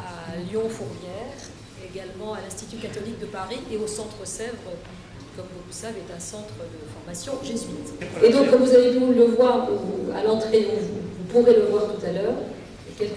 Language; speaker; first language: French; native; French